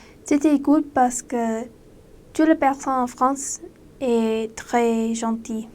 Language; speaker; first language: French; non-native, learner; English